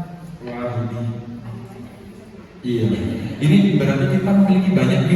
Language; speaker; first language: Indonesian; native; Indonesian